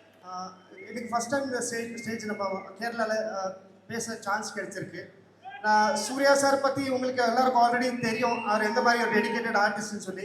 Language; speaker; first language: Tamil; non-native, local second language; Kannada